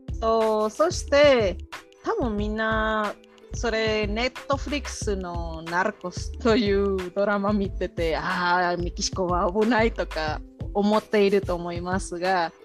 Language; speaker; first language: Japanese; non-native, fluent; Spanish